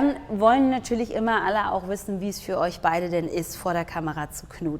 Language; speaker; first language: German; native; German